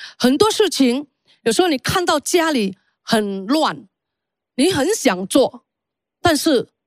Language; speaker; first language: Chinese; early bilingual, heritage; Chinese